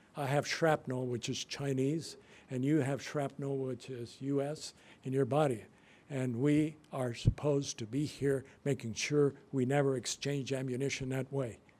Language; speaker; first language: English; native; English